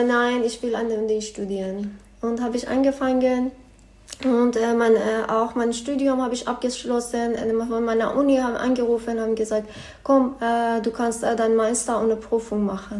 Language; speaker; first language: German; non-native, learner; Persian